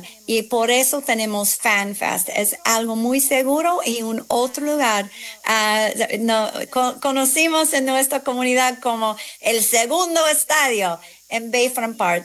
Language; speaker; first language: Spanish; non-native, fluent; English